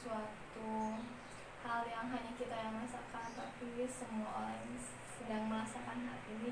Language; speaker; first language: Indonesian; native; Indonesian